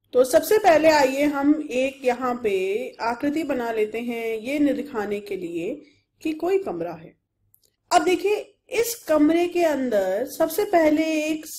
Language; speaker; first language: Hindi; native; Hindi